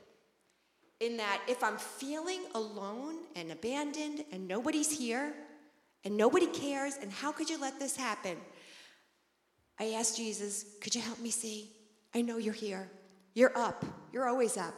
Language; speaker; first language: English; native; English